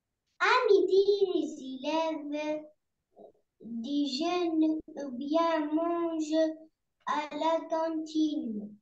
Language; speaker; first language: French; non-native, learner; Arabic